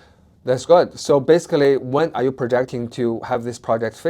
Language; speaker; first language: English; non-native, fluent; Chinese